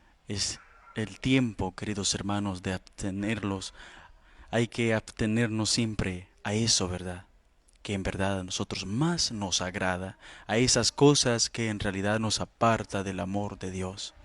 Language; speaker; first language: Spanish; native; Spanish